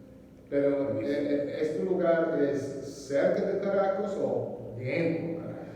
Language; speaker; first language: Spanish; non-native, learner; English